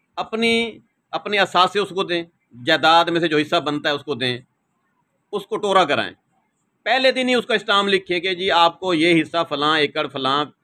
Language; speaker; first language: Urdu; non-native, local second language; Saraiki